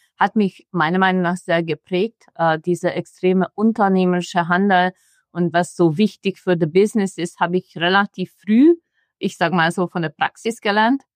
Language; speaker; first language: German; non-native, fluent; Hungarian